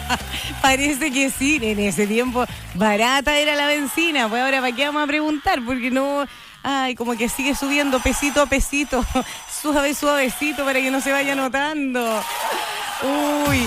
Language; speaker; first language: Spanish; native; Spanish